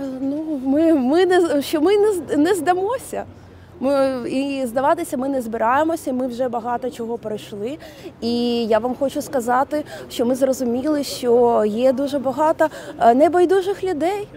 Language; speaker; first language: Ukrainian; native; Ukrainian